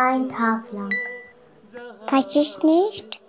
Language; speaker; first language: German; early bilingual, other home language; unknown